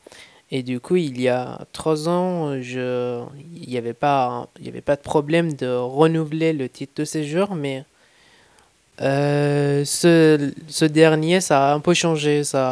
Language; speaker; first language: French; non-native, fluent; Persian